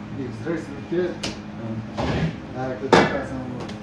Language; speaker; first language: Russian; non-native, learner; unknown